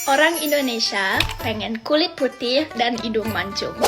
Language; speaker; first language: Indonesian; non-native, fluent; English